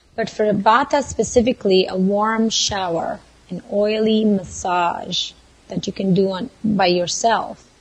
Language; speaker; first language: English; non-native, local second language; Kannada